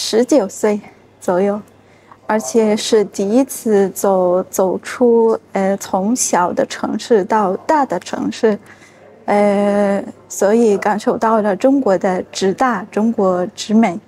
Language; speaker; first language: Chinese; non-native, fluent; Arabic